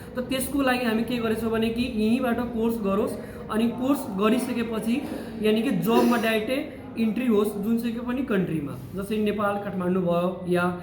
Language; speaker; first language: Nepali; non-native, local second language; Bhojpuri